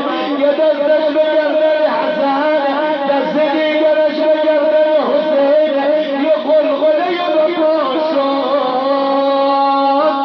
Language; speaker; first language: Persian; native; Persian